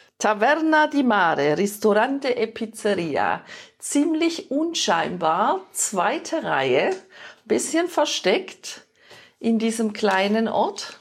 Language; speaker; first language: German; native; German